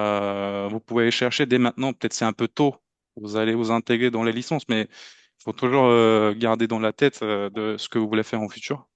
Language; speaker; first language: French; non-native, fluent; Turkish